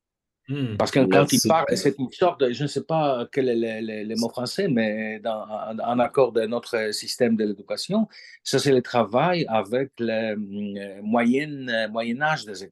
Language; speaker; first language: French; non-native, fluent; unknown